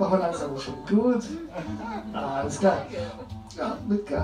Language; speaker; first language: German; native; German